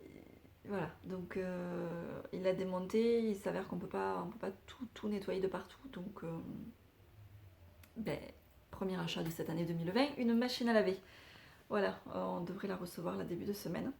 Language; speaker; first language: French; native; French